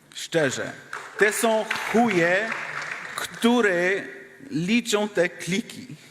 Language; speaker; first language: Polish; non-native, fluent; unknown